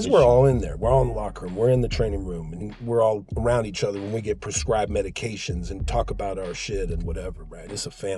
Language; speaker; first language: English; native; English